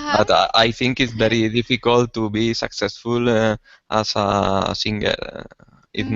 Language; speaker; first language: English; non-native, learner; Spanish